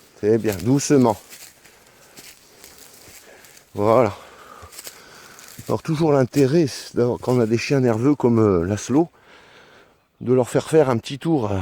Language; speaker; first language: French; native; French